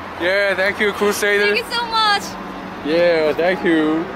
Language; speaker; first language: English; non-native, learner; Korean